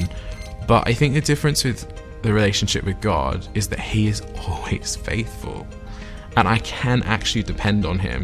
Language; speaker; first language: English; native; English